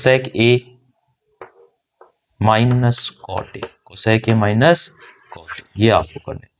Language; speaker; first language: Hindi; native; Hindi